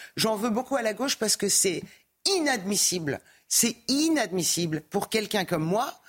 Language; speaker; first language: French; early bilingual, other home language; Persian